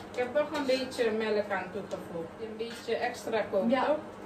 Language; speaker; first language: Dutch; non-native, local second language; Caribbean Hindustani